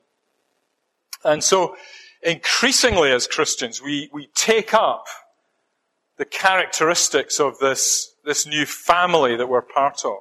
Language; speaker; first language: English; native; English